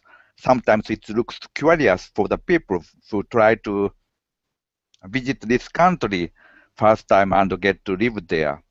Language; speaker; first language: English; non-native, learner; Japanese